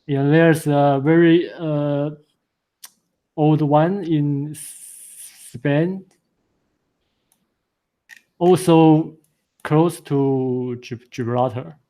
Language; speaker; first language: English; non-native, fluent; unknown